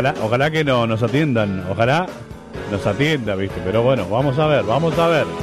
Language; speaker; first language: Spanish; native; Spanish